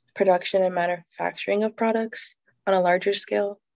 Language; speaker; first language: English; native; English